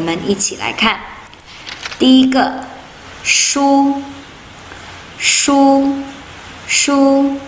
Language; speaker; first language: Chinese; non-native, fluent; Indonesian